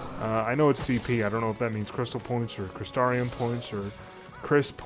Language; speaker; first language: English; native; English